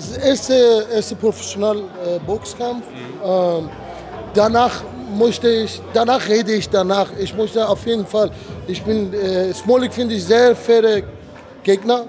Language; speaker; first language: German; non-native, fluent; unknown